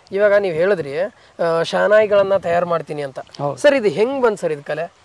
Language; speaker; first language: Kannada; native; Kannada